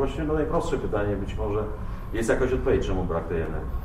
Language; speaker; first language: Polish; native; Polish